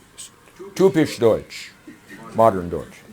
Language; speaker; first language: German; non-native, learner; English